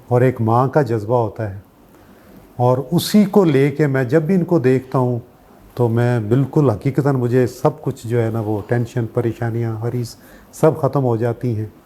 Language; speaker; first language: Urdu; non-native, local second language; Punjabi